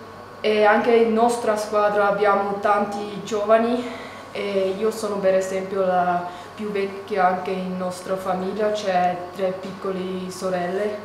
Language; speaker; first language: Italian; non-native, learner; German